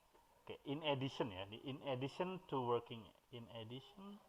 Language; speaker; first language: English; non-native, fluent; Indonesian